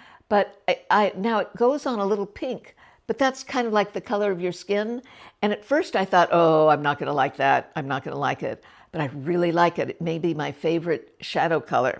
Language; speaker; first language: English; native; English